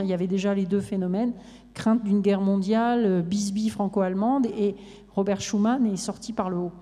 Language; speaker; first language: French; native; French